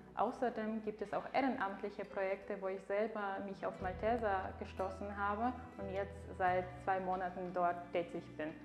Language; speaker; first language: German; non-native, fluent; Ukrainian